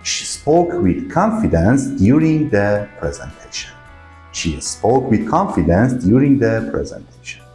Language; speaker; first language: English; non-native, fluent; Persian